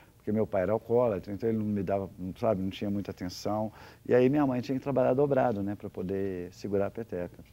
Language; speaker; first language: Portuguese; native; Portuguese